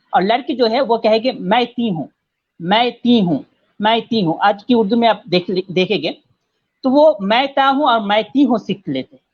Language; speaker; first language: Urdu; non-native, fluent; Bangla